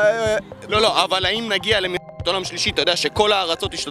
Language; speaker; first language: Hebrew; native; Hebrew